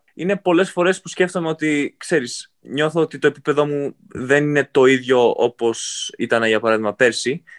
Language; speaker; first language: Greek; native; Greek